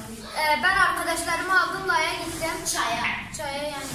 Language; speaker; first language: Turkish; non-native, local second language; Zaza